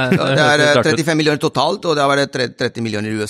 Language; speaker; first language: Norwegian; non-native, fluent; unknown